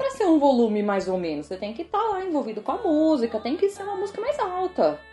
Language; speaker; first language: Portuguese; native; Portuguese